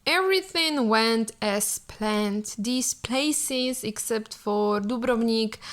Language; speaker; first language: English; non-native, fluent; Slovak